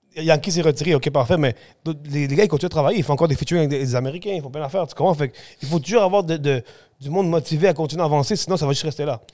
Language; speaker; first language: French; early bilingual, other home language; Spanish